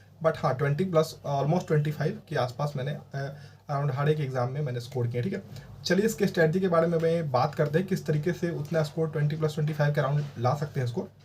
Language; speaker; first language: Hindi; native; Hindi